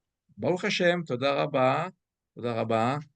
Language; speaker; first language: Hebrew; non-native, fluent; French